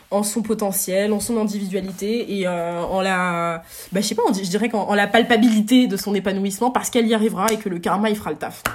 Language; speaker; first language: French; native; French